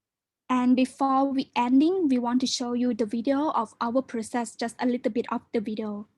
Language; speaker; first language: English; non-native, learner; Khmer